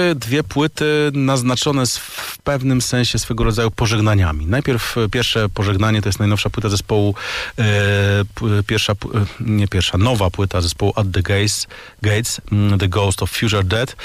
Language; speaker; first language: Polish; native; Polish